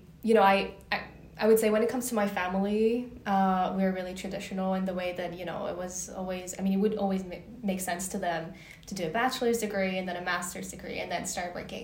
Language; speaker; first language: English; native; English